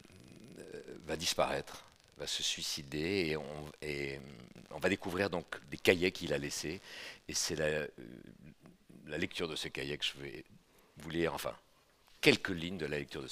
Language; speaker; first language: French; native; French